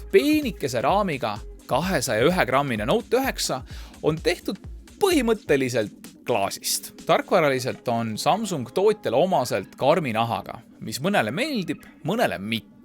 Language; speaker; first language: Estonian; native; Estonian